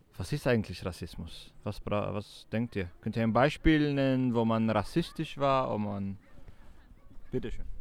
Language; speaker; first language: German; non-native, fluent; Romanian